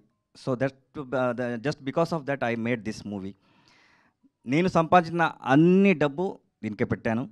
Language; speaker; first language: Telugu; non-native, learner; Kannada